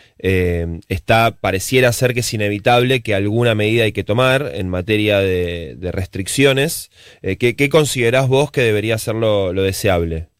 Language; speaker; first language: Spanish; native; Spanish